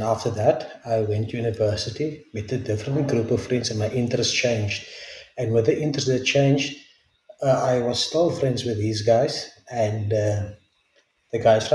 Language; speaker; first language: English; non-native, local second language; Afrikaans